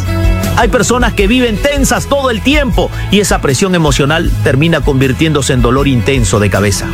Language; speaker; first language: Spanish; native; Spanish